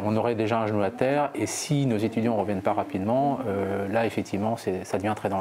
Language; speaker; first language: French; native; French